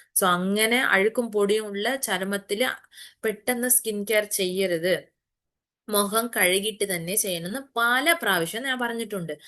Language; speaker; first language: Malayalam; early bilingual, heritage; Malayalam